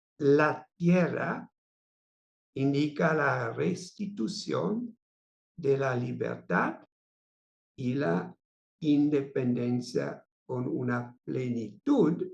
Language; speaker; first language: Spanish; non-native, fluent; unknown